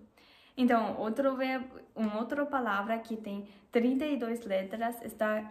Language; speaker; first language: Portuguese; non-native, learner; German